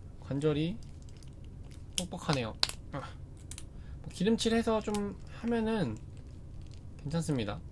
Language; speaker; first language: Korean; native; Korean